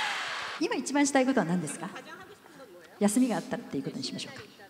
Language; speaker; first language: Japanese; native; Japanese